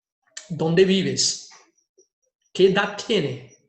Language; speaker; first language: Spanish; non-native, fluent; Portuguese